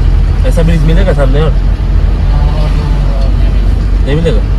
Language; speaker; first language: Hindi; non-native, local second language; Bangla